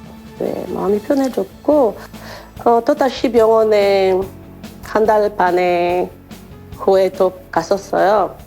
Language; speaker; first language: Korean; non-native, learner; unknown